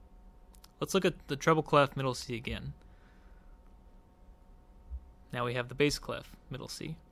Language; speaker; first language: English; native; English